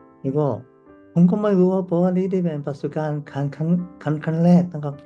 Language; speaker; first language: Thai; non-native, learner; Cantonese